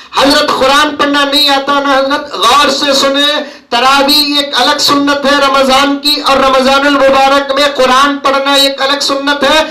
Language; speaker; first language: Urdu; native; Urdu